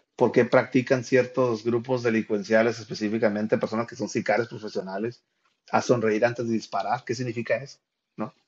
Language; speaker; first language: Spanish; native; Spanish